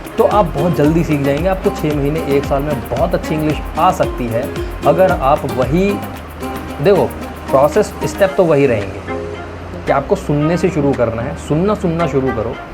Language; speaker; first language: Hindi; native; Hindi